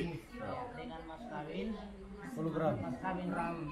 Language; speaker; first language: Indonesian; native; Indonesian